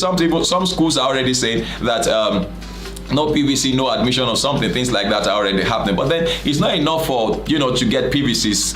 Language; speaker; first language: English; non-native, local second language; Yoruba